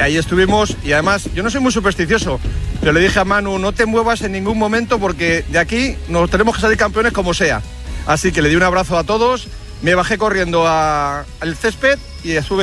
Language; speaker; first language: Spanish; native; Spanish